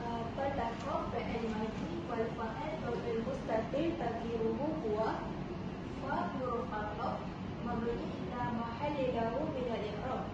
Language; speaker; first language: Arabic; non-native, learner; Malay